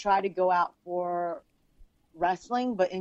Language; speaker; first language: English; early bilingual, other home language; Chinese